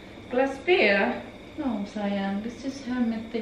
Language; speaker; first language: English; non-native, learner; Indonesian